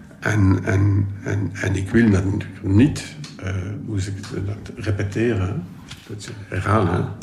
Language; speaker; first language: Dutch; non-native, local second language; French